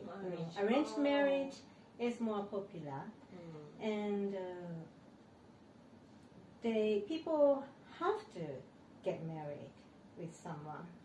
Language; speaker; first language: English; non-native, learner; Japanese